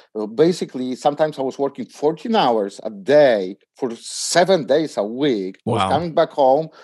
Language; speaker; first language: English; non-native, fluent; Polish